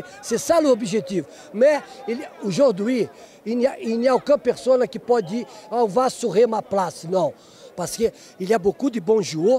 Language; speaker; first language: French; non-native, fluent; Portuguese